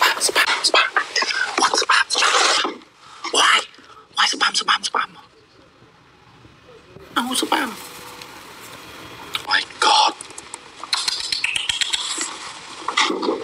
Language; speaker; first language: English; non-native, learner; Vietnamese